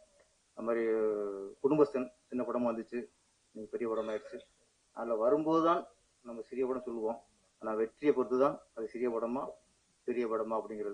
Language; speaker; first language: Tamil; native; Tamil